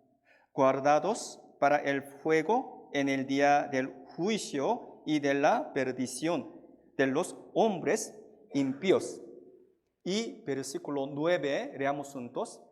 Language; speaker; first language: Spanish; non-native, fluent; Korean